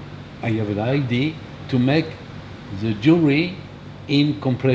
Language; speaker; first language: English; non-native, learner; French